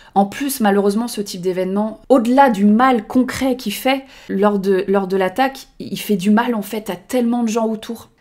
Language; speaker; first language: French; native; French